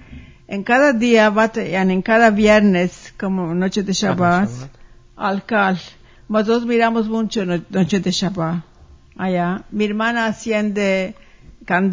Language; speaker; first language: Spanish; early bilingual, heritage; Ladino